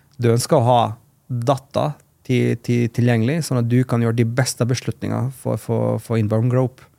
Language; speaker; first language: Norwegian; non-native, fluent; Macedonian